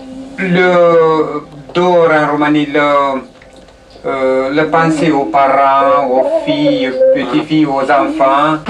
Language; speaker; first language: French; non-native, learner; Romanian